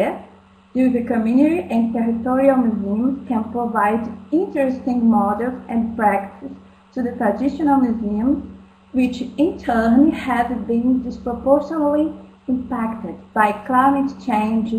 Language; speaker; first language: English; non-native, fluent; Portuguese